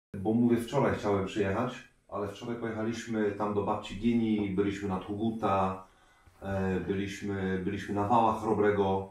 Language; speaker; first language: Polish; native; Polish